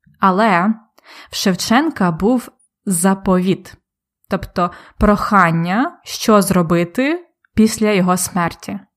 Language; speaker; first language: Ukrainian; native; Ukrainian